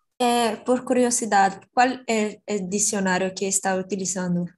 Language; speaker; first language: Spanish; non-native, learner; Portuguese